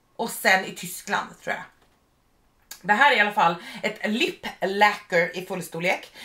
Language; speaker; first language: Swedish; native; Swedish